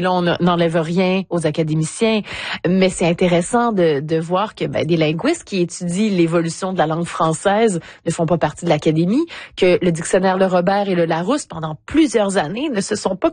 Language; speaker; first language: French; native; French